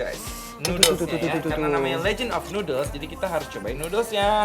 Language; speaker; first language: Indonesian; native; Indonesian